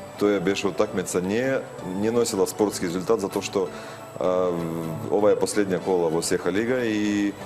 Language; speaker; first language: Macedonian; non-native, fluent; Russian